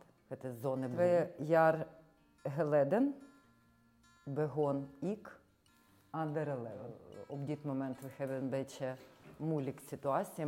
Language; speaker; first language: Dutch; non-native, learner; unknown